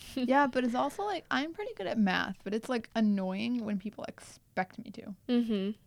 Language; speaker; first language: English; early bilingual, other home language; Telugu